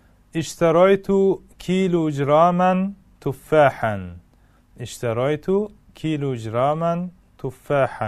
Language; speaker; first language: Arabic; non-native, fluent; Uzbek